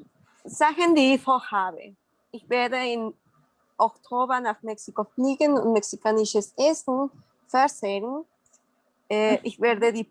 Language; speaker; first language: German; non-native, learner; Spanish